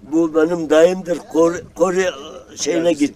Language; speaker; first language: Turkish; non-native, local second language; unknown